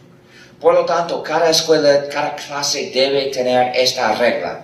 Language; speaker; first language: Spanish; non-native, fluent; English